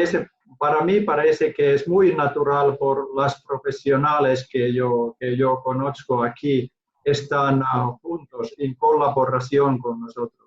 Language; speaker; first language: Spanish; non-native, learner; Finnish